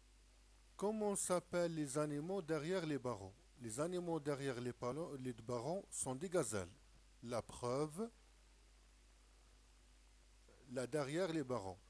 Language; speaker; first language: French; non-native, local second language; Arabic